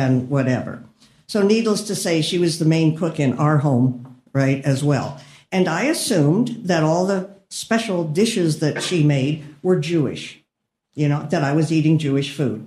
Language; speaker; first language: English; native; English